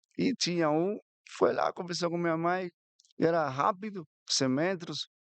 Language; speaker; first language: Portuguese; non-native, fluent; Spanish